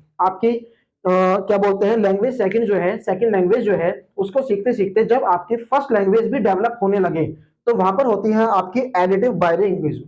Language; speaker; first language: Hindi; native; Hindi